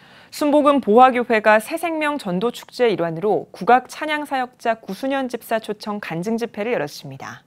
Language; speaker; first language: Korean; native; Korean